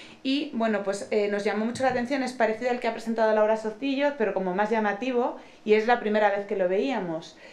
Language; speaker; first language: Spanish; native; Spanish